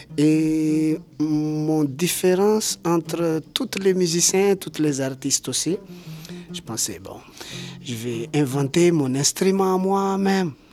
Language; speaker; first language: French; non-native, local second language; Malagasy